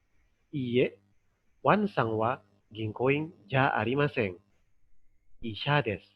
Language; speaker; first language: Japanese; non-native, fluent; Indonesian